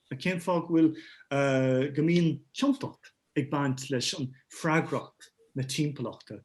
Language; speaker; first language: Irish; non-native, local second language; English